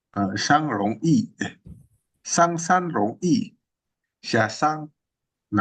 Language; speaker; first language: Chinese; non-native, learner; Indonesian